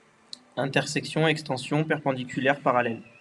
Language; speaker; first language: French; native; French